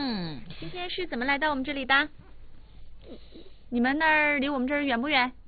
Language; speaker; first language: Chinese; native; Chinese